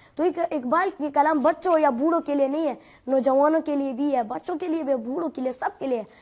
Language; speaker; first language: Urdu; non-native, local second language; Pashto